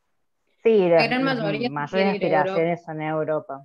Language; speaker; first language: Spanish; native; Spanish